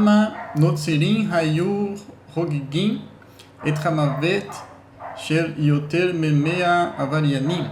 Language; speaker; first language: Hebrew; non-native, learner; Portuguese